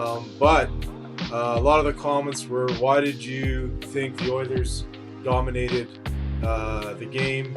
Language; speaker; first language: English; native; English